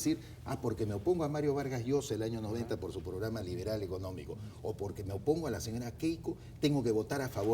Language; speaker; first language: Spanish; native; Spanish